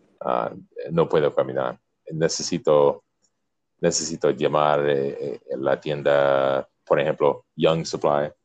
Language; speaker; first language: Spanish; non-native, learner; English